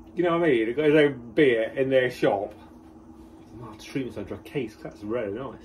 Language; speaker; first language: English; native; English